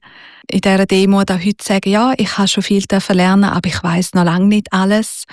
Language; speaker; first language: German; native; German